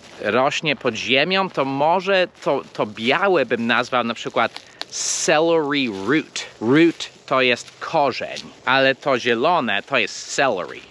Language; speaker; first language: Polish; non-native, fluent; English